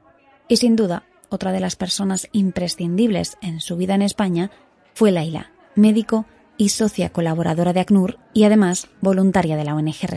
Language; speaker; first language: Spanish; native; Spanish